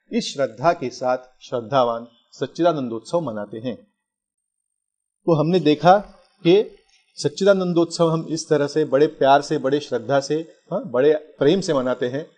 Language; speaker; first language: Hindi; non-native, local second language; Marathi